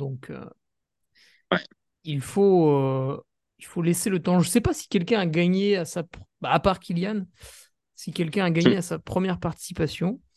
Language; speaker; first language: French; native; French